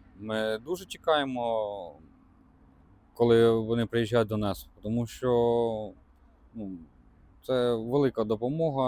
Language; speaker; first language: Ukrainian; non-native, local second language; Russian